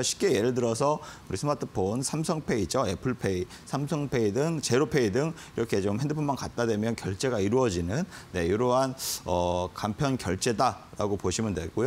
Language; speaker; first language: Korean; native; Korean